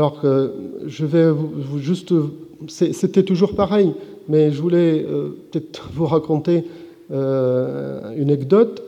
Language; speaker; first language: French; non-native, fluent; Arabic